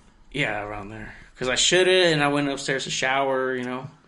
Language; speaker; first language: English; early bilingual, other home language; Spanish